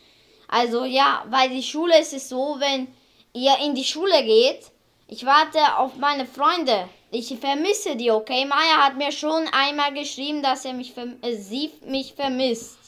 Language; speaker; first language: German; early bilingual, other home language; Hungarian